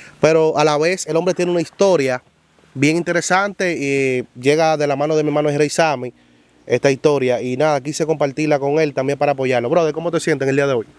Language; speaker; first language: Spanish; native; Spanish